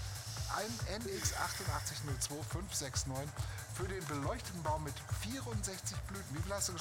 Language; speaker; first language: German; native; German